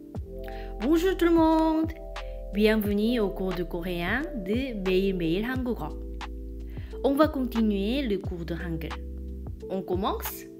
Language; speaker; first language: French; non-native, fluent; Korean